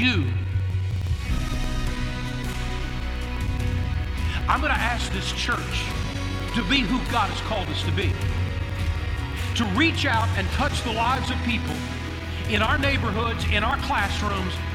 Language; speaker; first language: English; native; English